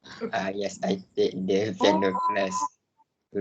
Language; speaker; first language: English; non-native, local second language; Malay